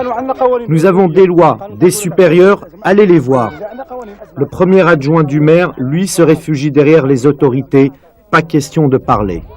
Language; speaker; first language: French; native; French